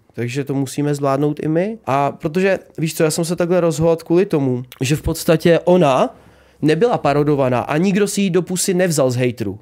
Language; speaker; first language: Czech; early bilingual, other home language; Ukrainian